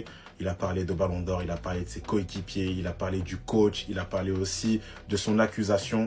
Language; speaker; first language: French; native; French